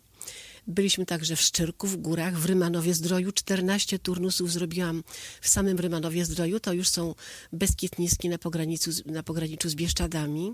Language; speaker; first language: Polish; native; Polish